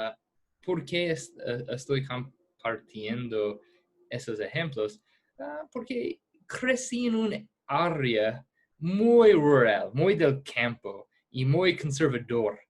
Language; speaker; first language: Spanish; non-native, fluent; English